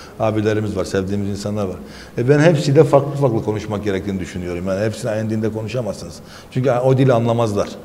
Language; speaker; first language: Turkish; native; Turkish